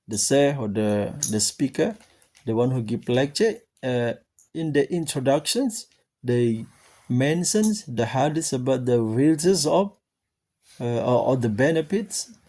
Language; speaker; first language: English; non-native, learner; Indonesian